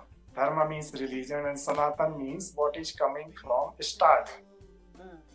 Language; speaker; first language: English; non-native, local second language; Hindi